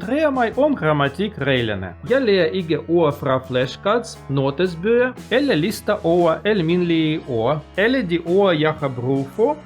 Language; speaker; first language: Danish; non-native, learner; Russian